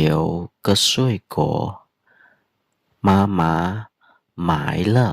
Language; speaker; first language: Chinese; non-native, fluent; Khmer